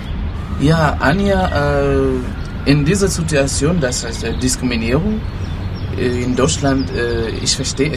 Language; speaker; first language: German; non-native, learner; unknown